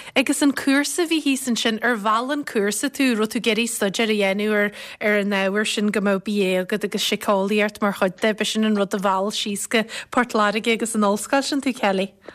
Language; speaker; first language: Irish; native; Irish